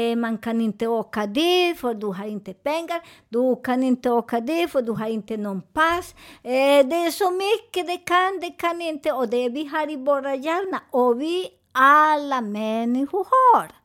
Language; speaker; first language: Swedish; non-native, fluent; Spanish